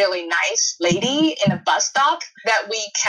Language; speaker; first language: English; non-native, fluent; Chinese